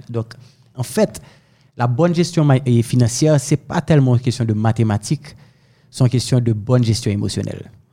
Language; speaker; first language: French; non-native, local second language; Haitian Creole